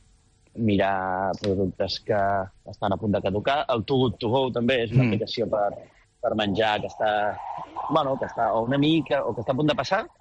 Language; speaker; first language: Catalan; native; Catalan